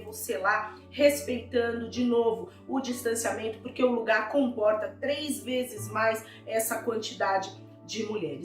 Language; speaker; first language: Portuguese; native; Portuguese